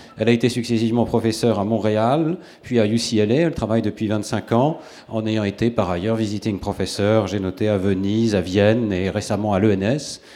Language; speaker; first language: French; native; French